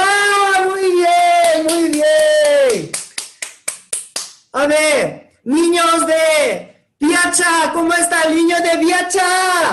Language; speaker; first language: Spanish; non-native, learner; Korean